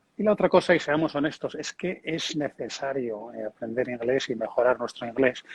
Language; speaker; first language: Spanish; native; Spanish